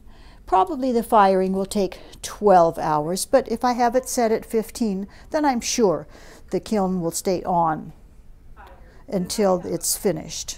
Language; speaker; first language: English; native; English